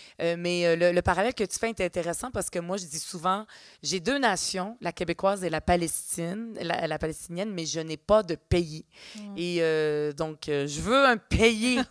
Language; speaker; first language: French; early bilingual, other home language; Arabic